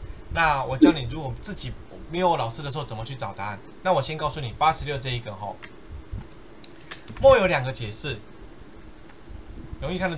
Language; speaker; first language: Chinese; native; Chinese